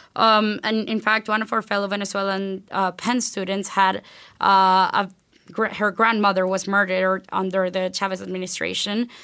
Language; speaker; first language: English; non-native, fluent; Spanish